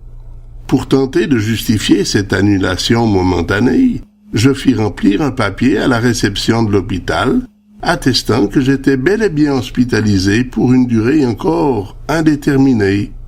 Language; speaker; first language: French; native; French